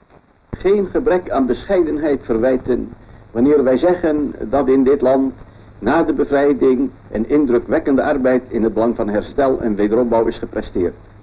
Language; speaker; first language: Dutch; native; Dutch